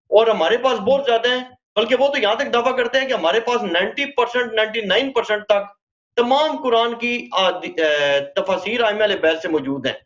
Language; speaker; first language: Urdu; native; Urdu